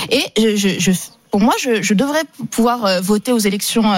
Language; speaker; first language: French; non-native, local second language; Arabic